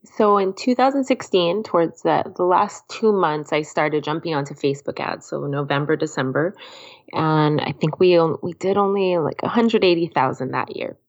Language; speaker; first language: English; native; English